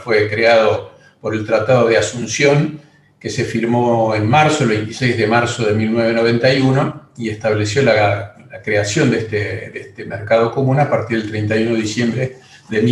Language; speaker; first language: Spanish; native; Spanish